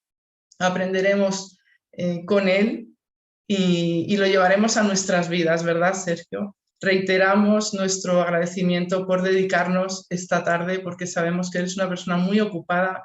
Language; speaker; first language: Spanish; native; Spanish